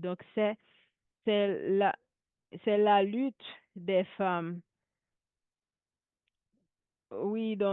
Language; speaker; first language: French; non-native, local second language; Haitian Creole